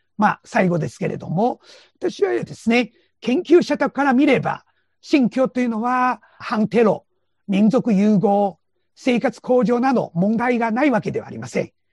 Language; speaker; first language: Japanese; non-native, fluent; Chinese